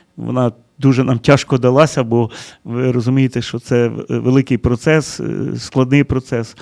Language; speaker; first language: Ukrainian; early bilingual, heritage; Ukrainian